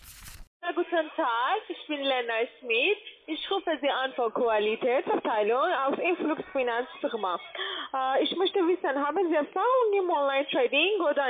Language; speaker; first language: German; non-native, learner; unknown